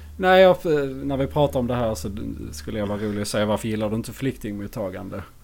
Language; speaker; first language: Swedish; native; Swedish